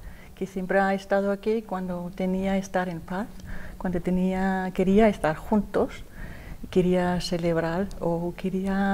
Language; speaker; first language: Spanish; non-native, learner; Danish